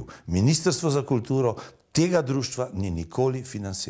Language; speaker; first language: Slovenian; native; Slovenian